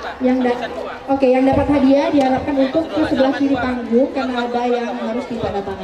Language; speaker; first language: Malay; native; Malay